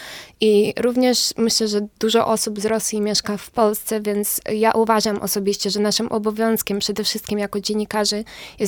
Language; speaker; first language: Polish; non-native, fluent; Ukrainian